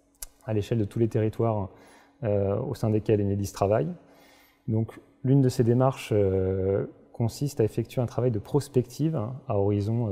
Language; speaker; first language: French; native; French